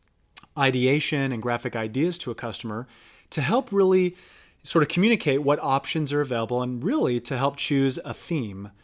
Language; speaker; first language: English; native; English